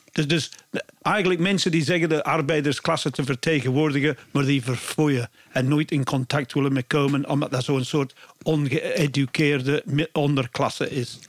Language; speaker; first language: Dutch; non-native, fluent; English